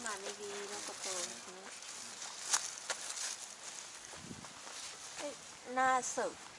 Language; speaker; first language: Japanese; non-native, learner; Vietnamese